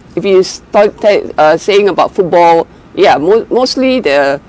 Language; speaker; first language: English; non-native, local second language; Malay